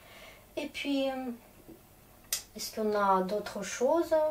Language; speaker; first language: French; non-native, fluent; Russian